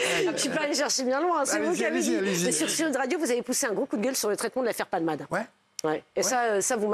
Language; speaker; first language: French; native; French